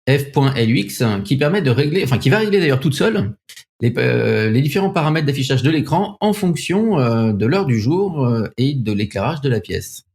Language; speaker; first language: French; native; French